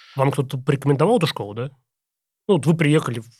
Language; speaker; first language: Russian; native; Russian